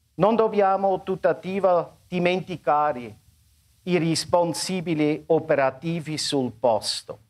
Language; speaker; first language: Italian; non-native, local second language; German